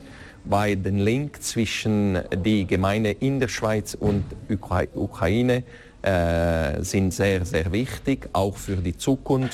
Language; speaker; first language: German; non-native, local second language; French